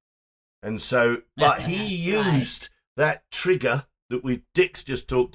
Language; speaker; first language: English; native; English